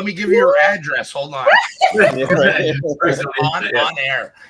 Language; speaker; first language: English; native; English